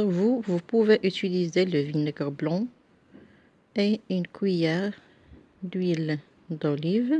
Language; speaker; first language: French; non-native, local second language; Arabic